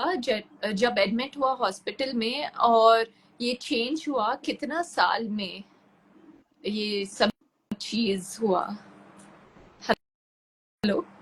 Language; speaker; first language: Hindi; non-native, local second language; Tulu